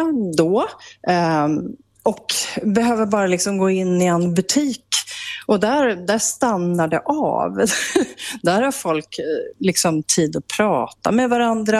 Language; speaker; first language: Swedish; native; Swedish